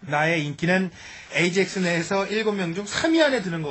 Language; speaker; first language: Korean; native; Korean